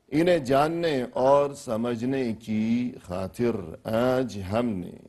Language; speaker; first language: Urdu; native; Urdu